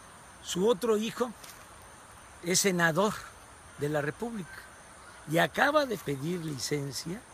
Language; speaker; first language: Spanish; native; Spanish